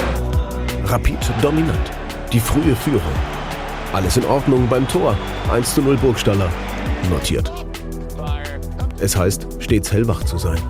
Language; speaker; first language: German; native; German